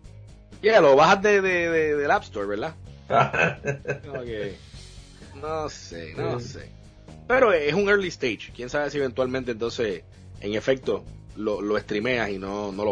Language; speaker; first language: Spanish; native; Spanish